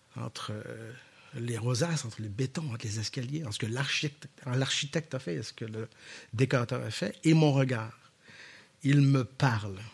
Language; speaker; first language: French; native; French